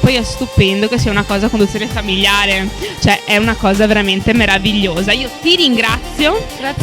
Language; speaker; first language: Italian; native; Italian